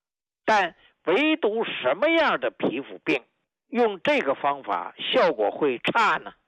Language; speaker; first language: Chinese; native; Chinese